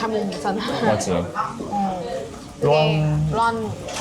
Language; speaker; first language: Korean; non-native, learner; Vietnamese